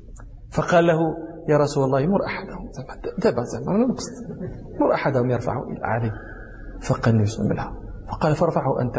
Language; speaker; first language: Arabic; native; Arabic